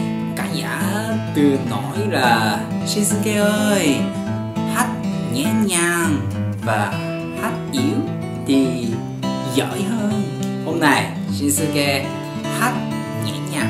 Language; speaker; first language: Vietnamese; non-native, learner; Japanese